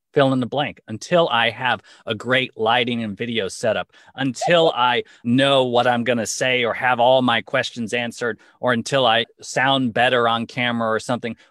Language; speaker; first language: English; native; English